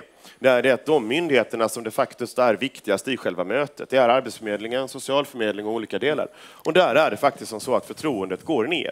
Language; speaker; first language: Swedish; native; Swedish